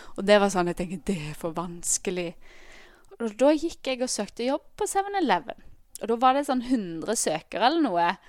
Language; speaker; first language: Norwegian; native; Norwegian